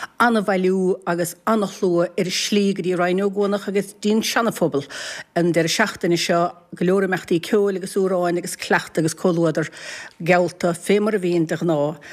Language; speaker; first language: Irish; native; Irish